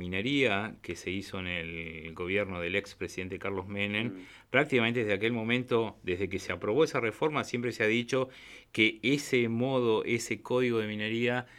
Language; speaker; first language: Spanish; native; Spanish